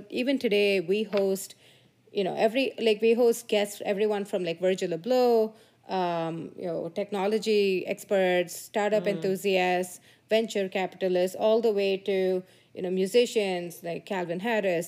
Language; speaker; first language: English; non-native, local second language; Tamil